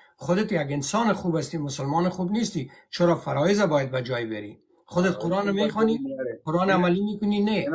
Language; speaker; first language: Persian; native; Persian